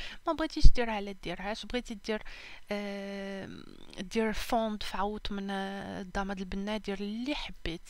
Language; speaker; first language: Arabic; native; Arabic